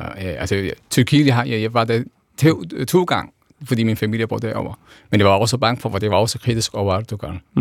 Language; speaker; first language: Danish; non-native, fluent; Kurdish